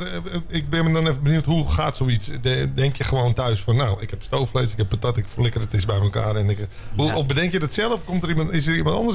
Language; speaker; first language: Dutch; native; Dutch